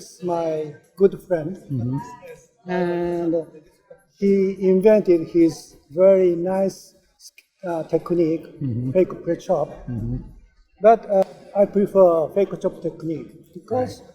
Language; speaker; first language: English; non-native, learner; Japanese